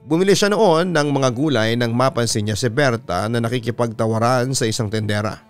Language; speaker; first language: Filipino; native; Filipino